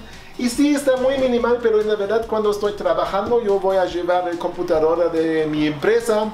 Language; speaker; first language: Spanish; non-native, fluent; German